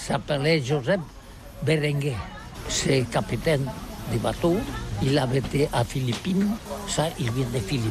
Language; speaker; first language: French; non-native, learner; Catalan